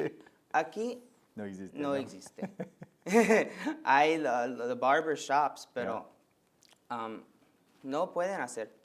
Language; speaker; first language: Spanish; early bilingual, heritage; Spanish